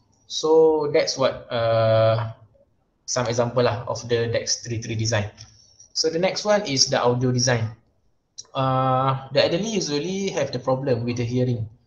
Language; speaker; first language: English; non-native, local second language; Malay